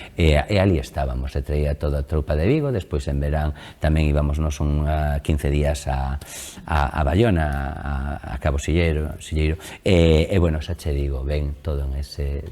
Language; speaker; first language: Galician; native; Galician